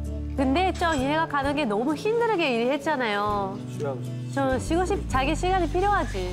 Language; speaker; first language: Korean; non-native, learner; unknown